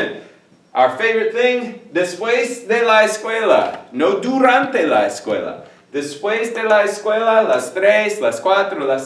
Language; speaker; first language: Spanish; non-native, fluent; English